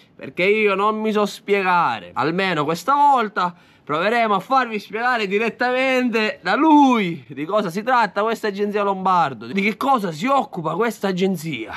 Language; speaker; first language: Italian; non-native, local second language; Sicilian